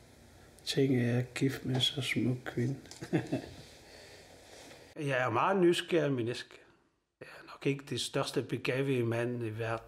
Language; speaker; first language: Danish; non-native, local second language; Kalaallisut